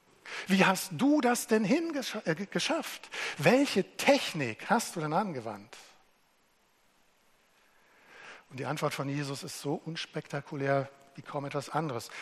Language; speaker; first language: German; native; German